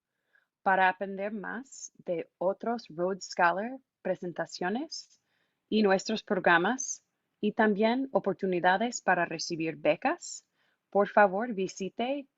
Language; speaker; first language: Spanish; non-native, fluent; English